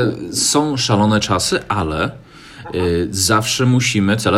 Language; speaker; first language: Polish; non-native, fluent; English